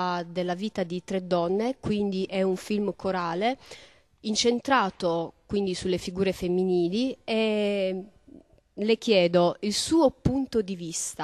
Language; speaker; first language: Italian; native; Italian